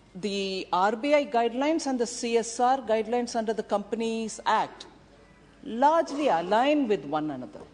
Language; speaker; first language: English; non-native, local second language; Tamil